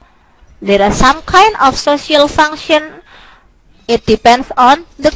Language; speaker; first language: English; non-native, local second language; Indonesian